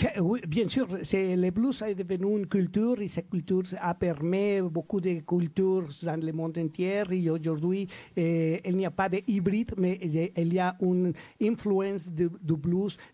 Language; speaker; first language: French; non-native, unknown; Spanish